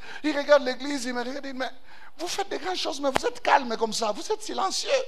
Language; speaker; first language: French; non-native, local second language; Swahili